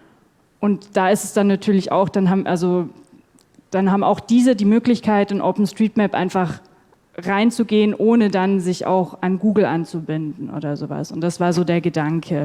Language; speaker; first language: German; native; German